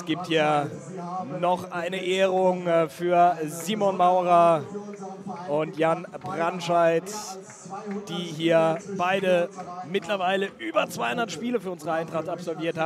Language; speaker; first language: German; native; German